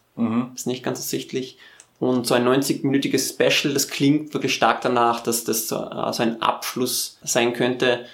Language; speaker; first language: German; native; German